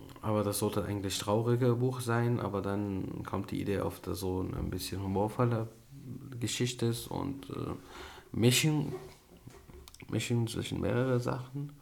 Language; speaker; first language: German; non-native, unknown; Arabic